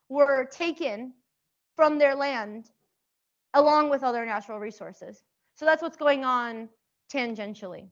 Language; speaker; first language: English; early bilingual, other home language; Persian